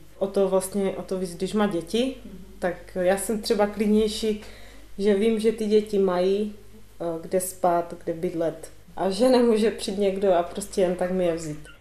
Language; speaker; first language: Czech; native; Czech